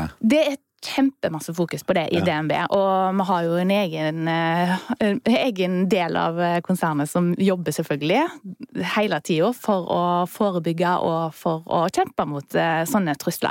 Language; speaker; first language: Norwegian; native; Norwegian